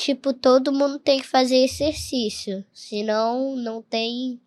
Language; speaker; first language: Portuguese; early bilingual, heritage; Portuguese